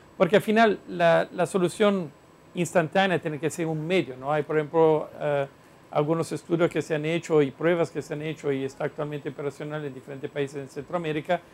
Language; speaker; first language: Spanish; non-native, fluent; Italian